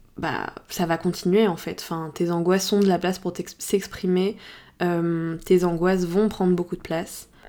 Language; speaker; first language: French; native; French